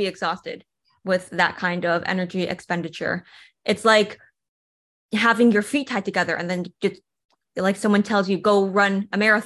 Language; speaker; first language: English; native; English